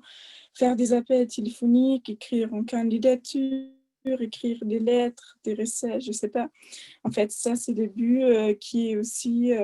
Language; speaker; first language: French; non-native, fluent; German